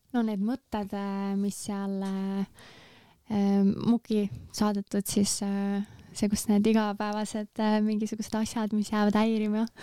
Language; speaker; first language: Estonian; native; Estonian